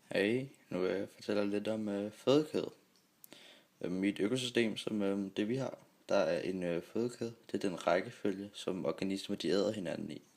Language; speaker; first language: Danish; native; Danish